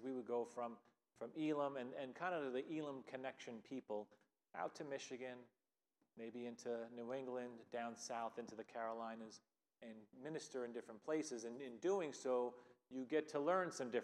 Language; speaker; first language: English; native; English